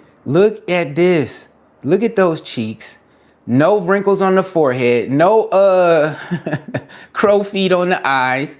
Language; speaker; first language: English; native; English